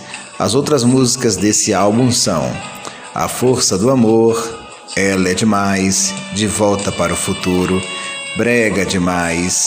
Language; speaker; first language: Portuguese; native; Portuguese